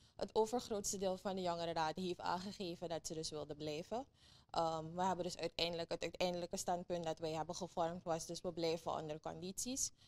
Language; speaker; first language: Dutch; native; Dutch